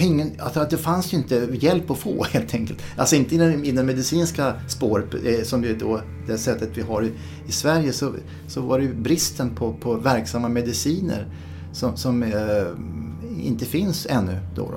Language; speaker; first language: Swedish; native; Swedish